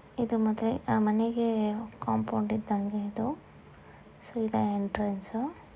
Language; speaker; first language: Kannada; non-native, local second language; Tulu